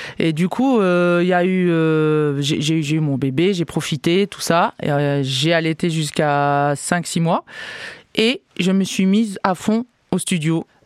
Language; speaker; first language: French; non-native, local second language; Arabic